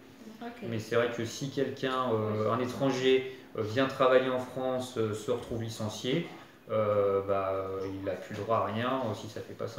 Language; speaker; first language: French; native; French